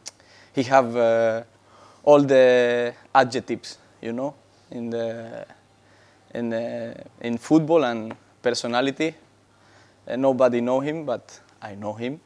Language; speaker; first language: English; non-native, learner; Spanish